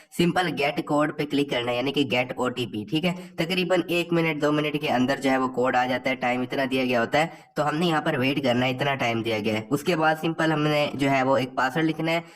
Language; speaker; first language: Urdu; non-native, local second language; Punjabi